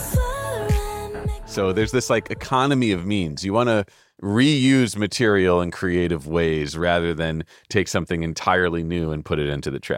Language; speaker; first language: English; native; English